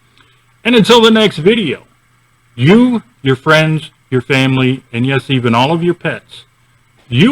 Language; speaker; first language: English; native; English